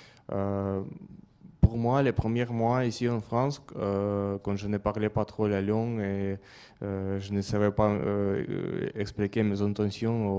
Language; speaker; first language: French; non-native, fluent; Russian